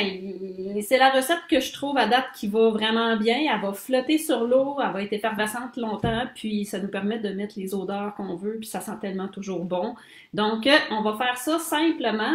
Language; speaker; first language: French; native; French